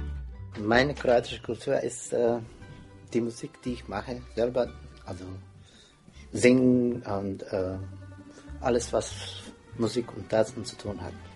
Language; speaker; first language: German; non-native, fluent; Croatian